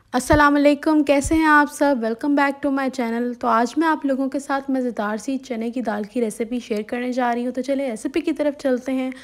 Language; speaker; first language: Urdu; non-native, local second language; Punjabi